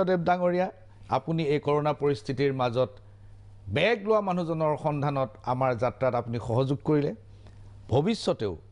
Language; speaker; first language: Assamese; native; Assamese